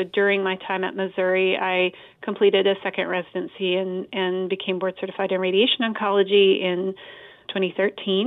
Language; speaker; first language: English; native; English